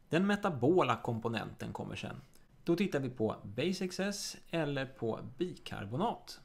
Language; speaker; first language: Swedish; native; Swedish